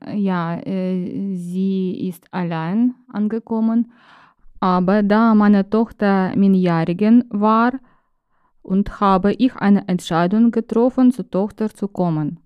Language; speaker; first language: German; non-native, learner; Ukrainian